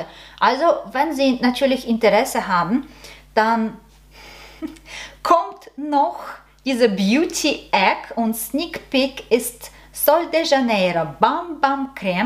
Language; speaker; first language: German; non-native, learner; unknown